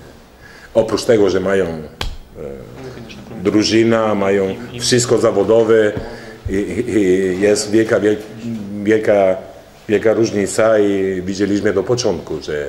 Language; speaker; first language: Polish; non-native, learner; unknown